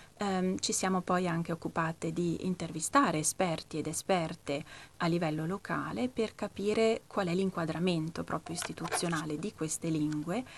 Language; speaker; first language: Italian; native; Italian